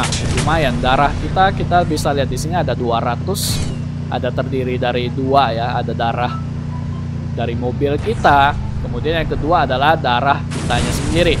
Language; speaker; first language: Indonesian; native; Indonesian